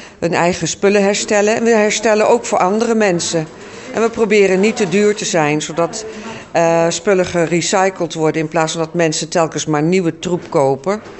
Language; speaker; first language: Dutch; native; Dutch